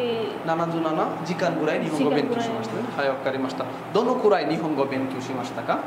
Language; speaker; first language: Japanese; non-native, fluent; Bangla